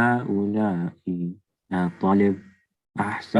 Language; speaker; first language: Arabic; non-native, learner; English